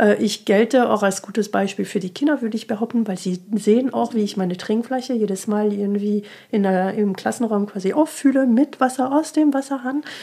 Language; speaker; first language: German; non-native, fluent; French